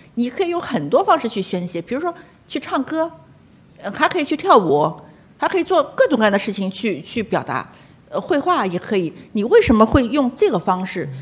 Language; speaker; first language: Chinese; native; Chinese